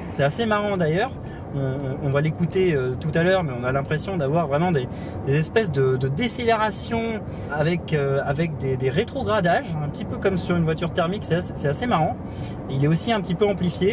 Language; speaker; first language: French; native; French